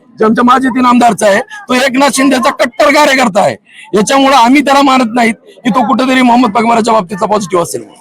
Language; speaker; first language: Marathi; non-native, local second language; Urdu